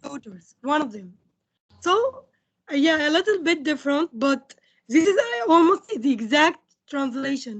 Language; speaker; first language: English; non-native, fluent; Indonesian